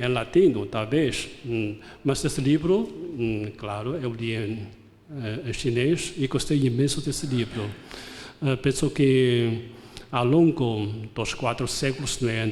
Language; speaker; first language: Portuguese; non-native, fluent; Chinese